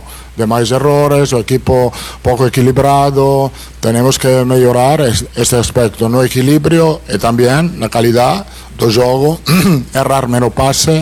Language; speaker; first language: Portuguese; non-native, fluent; Italian